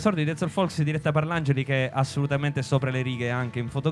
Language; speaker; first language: Italian; native; Italian